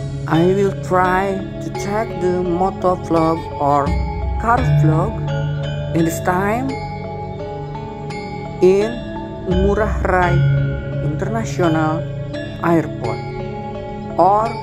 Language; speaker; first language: English; non-native, learner; Indonesian